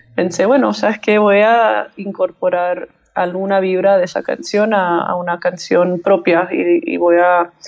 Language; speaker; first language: Spanish; early bilingual, heritage; English